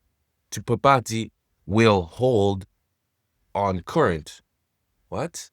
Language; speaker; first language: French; non-native, fluent; English